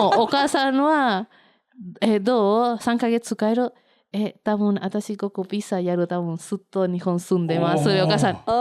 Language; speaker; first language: Japanese; non-native, learner; Spanish